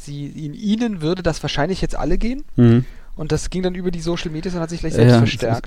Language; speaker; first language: German; native; German